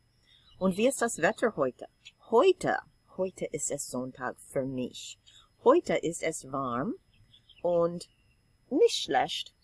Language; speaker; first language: German; non-native, fluent; English